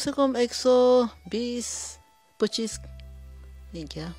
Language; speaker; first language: Hindi; non-native, local second language; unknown